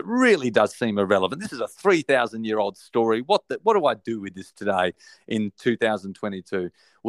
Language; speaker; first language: English; native; English